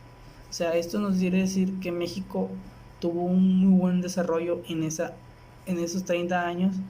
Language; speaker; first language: Spanish; native; Spanish